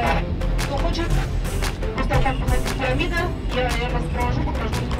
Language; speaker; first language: Russian; non-native, learner; Arabic